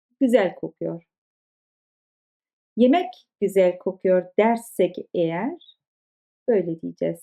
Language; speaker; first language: Turkish; early bilingual, heritage; Turkish